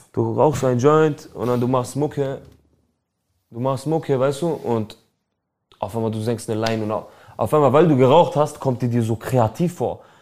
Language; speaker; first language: German; early bilingual, other home language; Albanian